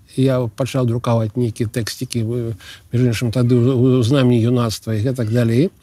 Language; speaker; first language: Belarusian; non-native, local second language; Russian